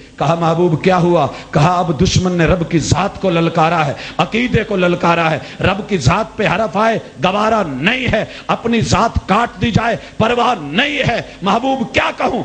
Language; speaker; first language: Urdu; non-native, local second language; Punjabi